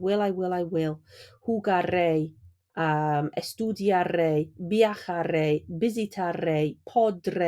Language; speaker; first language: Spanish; non-native, fluent; English